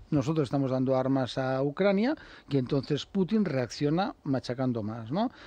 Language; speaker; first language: Spanish; native; Spanish